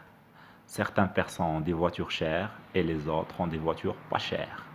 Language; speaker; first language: French; non-native, fluent; Arabic